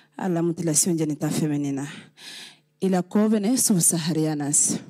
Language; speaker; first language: Spanish; non-native, learner; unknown